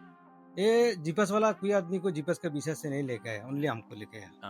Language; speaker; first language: Hindi; non-native, fluent; Bangla